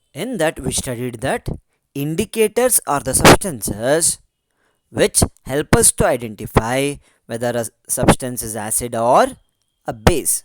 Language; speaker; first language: English; non-native, local second language; Kannada